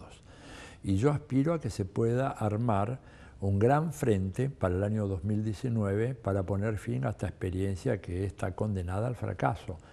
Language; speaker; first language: Spanish; early bilingual, other home language; Italian